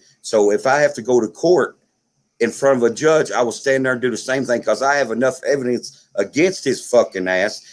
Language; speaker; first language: English; native; English